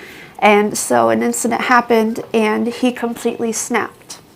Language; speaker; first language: English; native; English